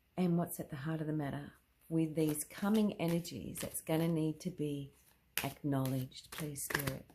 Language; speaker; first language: English; native; English